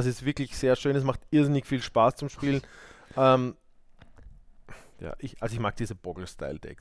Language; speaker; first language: German; native; German